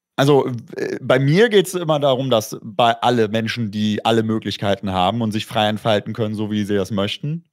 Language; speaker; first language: German; native; German